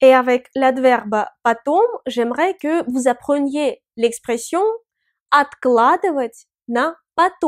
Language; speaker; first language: French; non-native, fluent; Russian